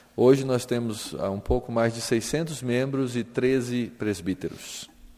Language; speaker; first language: Portuguese; native; Portuguese